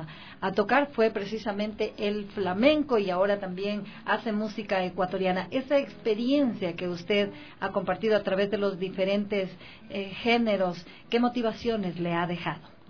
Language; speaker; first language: Spanish; native; Spanish